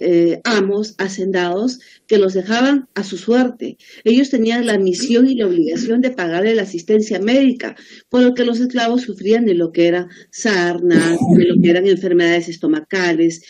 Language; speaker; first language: Spanish; native; Spanish